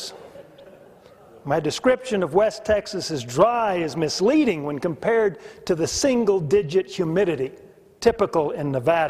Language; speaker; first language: English; native; English